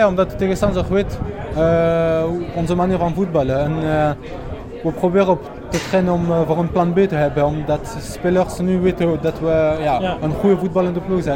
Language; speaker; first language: Dutch; non-native, fluent; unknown